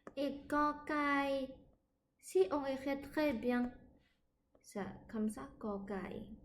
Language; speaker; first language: French; non-native, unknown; Thai